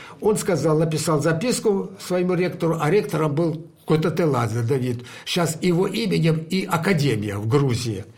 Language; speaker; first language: Russian; native; Russian